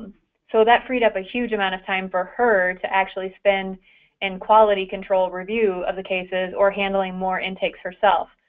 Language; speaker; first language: English; native; English